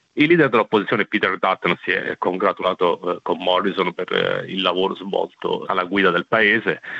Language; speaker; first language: Italian; native; Italian